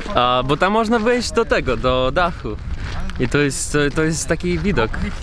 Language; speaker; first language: Polish; non-native, learner; Russian